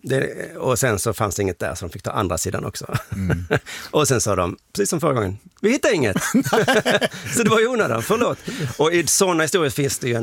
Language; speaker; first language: Swedish; native; Swedish